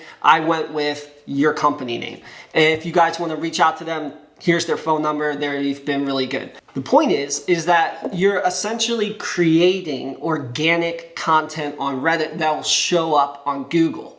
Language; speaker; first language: English; native; English